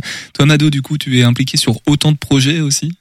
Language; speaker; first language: French; native; French